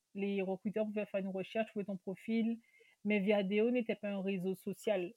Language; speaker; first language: French; native; French